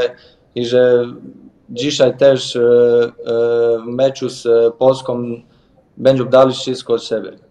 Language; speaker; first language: Polish; non-native, learner; Bosnian